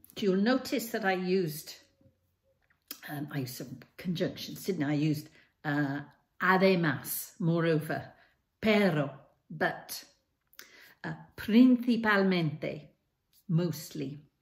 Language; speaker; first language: English; native; English